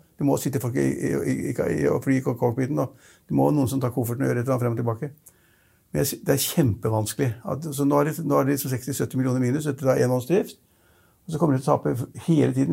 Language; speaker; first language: Norwegian; native; Norwegian